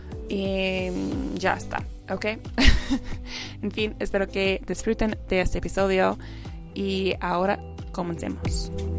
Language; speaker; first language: Spanish; non-native, fluent; English